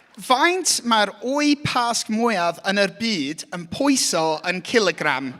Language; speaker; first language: Welsh; non-native, local second language; English